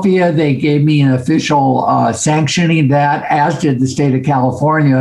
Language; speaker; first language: English; native; English